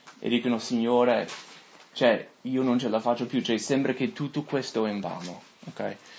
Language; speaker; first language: Italian; non-native, fluent; English